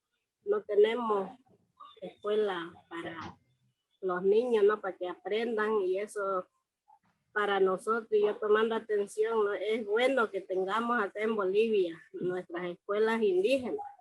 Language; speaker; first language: Spanish; non-native, local second language; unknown